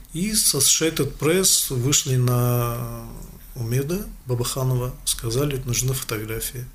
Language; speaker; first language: Russian; non-native, local second language; Tajik